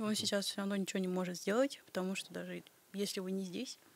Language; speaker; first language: Russian; native; Russian